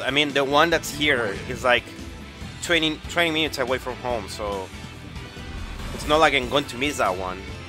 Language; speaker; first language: English; non-native, fluent; Spanish